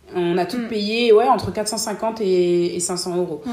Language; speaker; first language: French; native; French